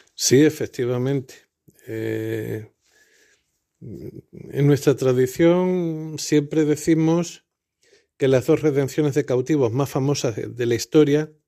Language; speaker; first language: Spanish; native; Spanish